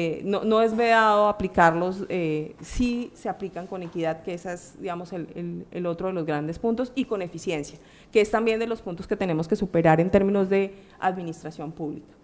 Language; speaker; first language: Spanish; native; Spanish